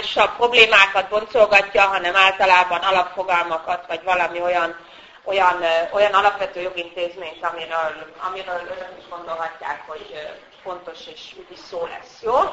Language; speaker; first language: Hungarian; native; Hungarian